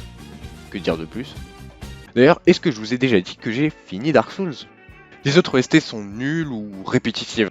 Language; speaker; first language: French; native; French